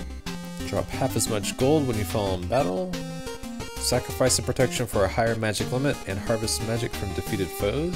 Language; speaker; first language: English; native; English